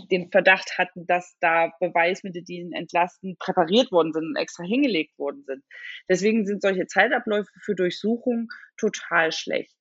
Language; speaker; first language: German; native; German